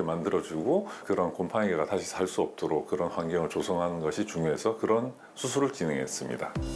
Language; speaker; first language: Korean; native; Korean